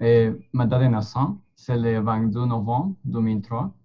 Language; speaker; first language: French; non-native, learner; Spanish